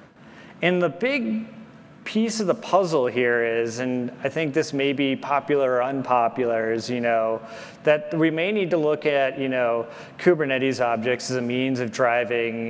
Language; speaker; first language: English; native; English